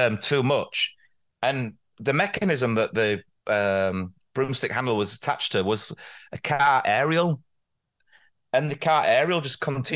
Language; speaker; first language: English; native; English